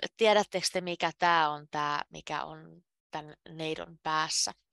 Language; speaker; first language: Finnish; native; Finnish